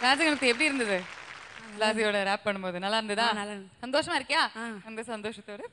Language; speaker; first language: Tamil; native; Tamil